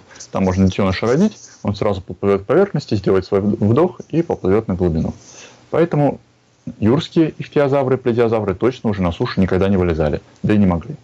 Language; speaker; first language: Russian; native; Russian